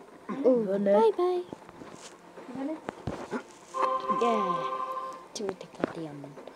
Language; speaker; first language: Welsh; native; Welsh